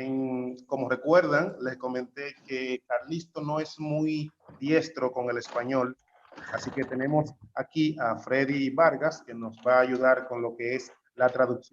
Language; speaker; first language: Spanish; native; Spanish